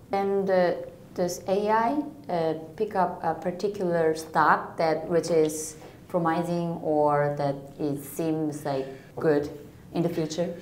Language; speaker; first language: English; non-native, fluent; Korean